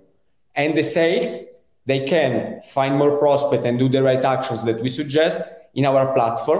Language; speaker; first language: English; non-native, fluent; Italian